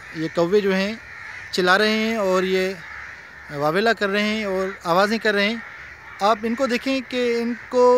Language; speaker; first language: Urdu; non-native, local second language; Sindhi